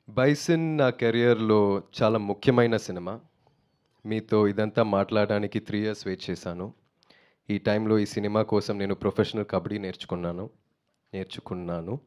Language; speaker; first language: Telugu; non-native, learner; Tamil